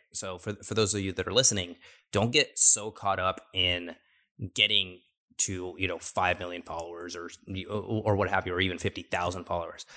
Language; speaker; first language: English; native; English